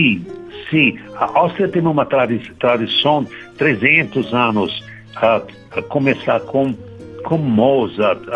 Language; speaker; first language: Portuguese; non-native, learner; German